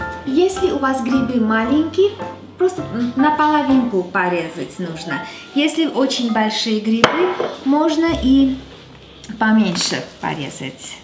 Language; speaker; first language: Russian; non-native, fluent; Armenian